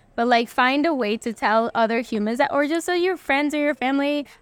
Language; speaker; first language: English; early bilingual, other home language; Spanish